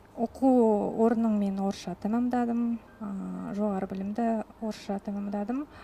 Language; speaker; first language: Kazakh; non-native, local second language; Russian